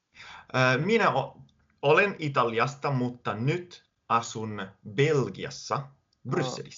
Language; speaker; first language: Finnish; non-native, learner; Italian